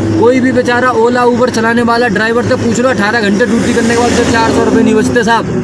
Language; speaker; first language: Hindi; native; Hindi